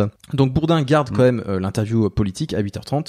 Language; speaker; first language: French; native; French